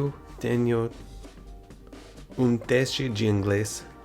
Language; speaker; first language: Portuguese; non-native, learner; English